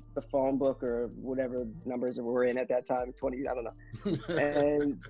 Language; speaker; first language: English; native; English